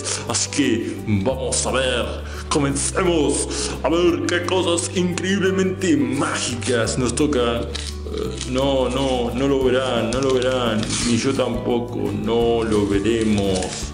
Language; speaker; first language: Spanish; native; Spanish